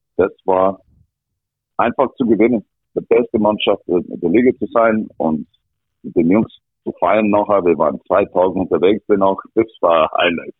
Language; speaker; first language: German; non-native, fluent; English